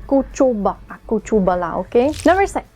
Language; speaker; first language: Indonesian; non-native, learner; English